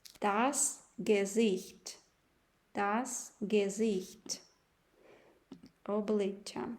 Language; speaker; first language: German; non-native, fluent; Ukrainian